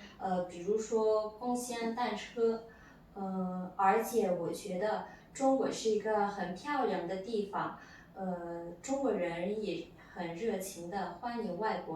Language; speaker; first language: Chinese; non-native, fluent; Malagasy